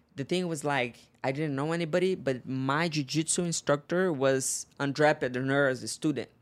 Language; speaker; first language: English; non-native, fluent; Portuguese